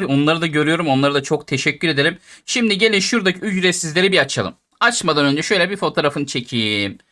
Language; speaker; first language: Turkish; native; Turkish